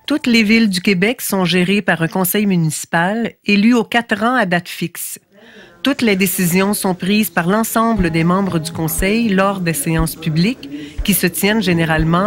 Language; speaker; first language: French; native; French